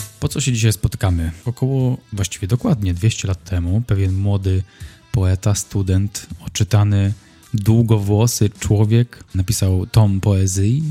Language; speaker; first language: Polish; native; Polish